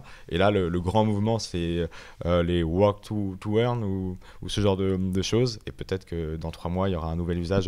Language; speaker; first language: French; native; French